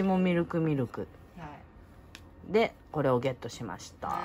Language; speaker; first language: Japanese; native; Japanese